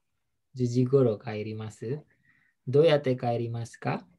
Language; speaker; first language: Japanese; non-native, fluent; Indonesian